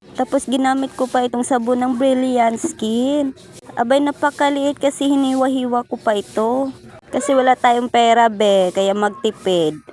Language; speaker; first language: Filipino; non-native, local second language; Cebuano